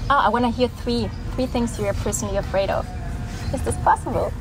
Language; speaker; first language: English; non-native, fluent; German